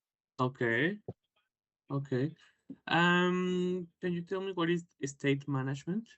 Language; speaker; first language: English; non-native, fluent; Spanish